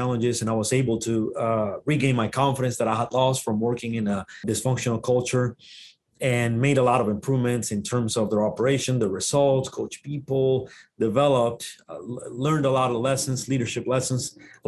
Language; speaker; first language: English; non-native, fluent; Spanish